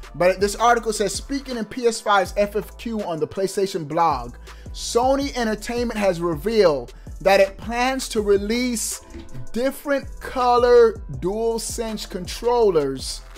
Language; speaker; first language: English; native; English